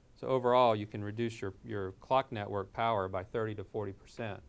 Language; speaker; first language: English; native; English